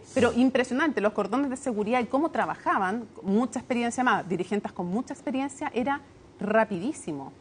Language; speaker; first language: Spanish; native; Spanish